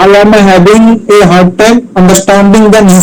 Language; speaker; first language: English; non-native, learner; Bangla